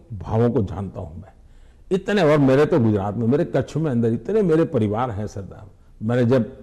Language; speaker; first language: Hindi; non-native, local second language; Gujarati